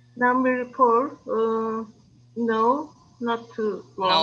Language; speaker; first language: English; non-native, learner; Turkish